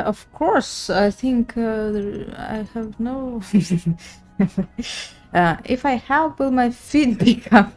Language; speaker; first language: English; non-native, learner; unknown